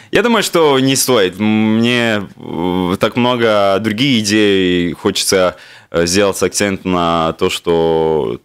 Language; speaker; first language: Russian; non-native, local second language; Latvian